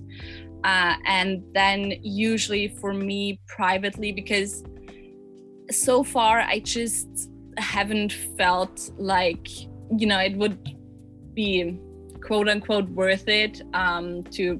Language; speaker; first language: English; non-native, fluent; German